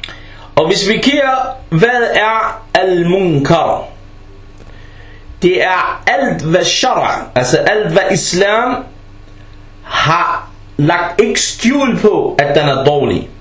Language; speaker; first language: Danish; early bilingual, other home language; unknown